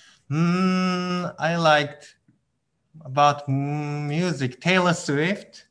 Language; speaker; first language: English; non-native, fluent; Japanese